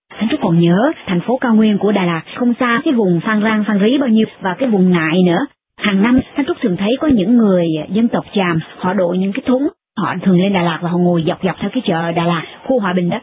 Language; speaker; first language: Vietnamese; native; Vietnamese